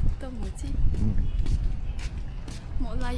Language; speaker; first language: Korean; non-native, learner; Vietnamese